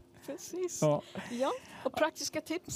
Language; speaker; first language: Swedish; non-native, fluent; English